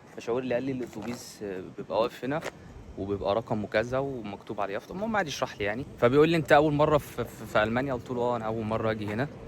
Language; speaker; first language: Egyptian Arabic; native; Egyptian Arabic